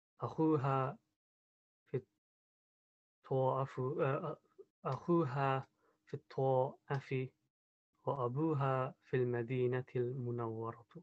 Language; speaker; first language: Arabic; non-native, learner; English